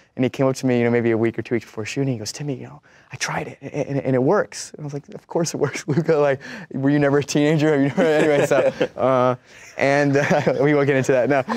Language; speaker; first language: English; native; English